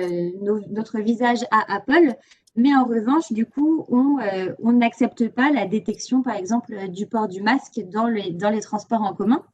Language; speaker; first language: French; native; French